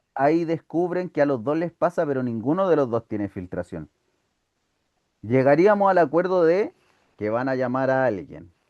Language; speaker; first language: Spanish; native; Spanish